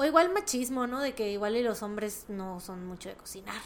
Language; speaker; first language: Spanish; native; Spanish